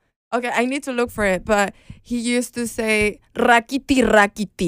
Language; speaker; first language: English; non-native, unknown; Spanish